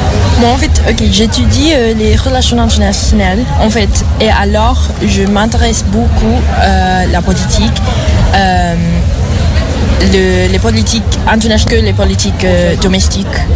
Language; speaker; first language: French; non-native, fluent; English